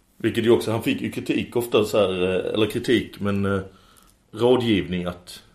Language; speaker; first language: Swedish; native; Swedish